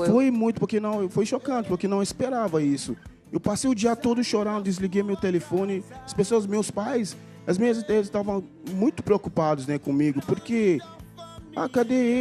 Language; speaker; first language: Portuguese; non-native, fluent; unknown